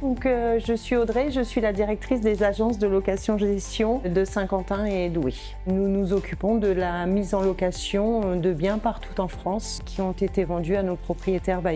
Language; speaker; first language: French; native; French